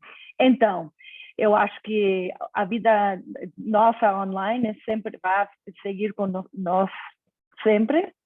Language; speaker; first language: Portuguese; non-native, fluent; Spanish